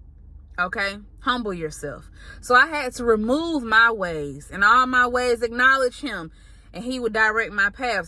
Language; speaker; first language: English; native; English